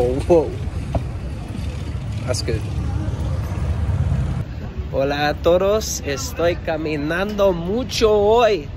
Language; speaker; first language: Spanish; non-native, learner; English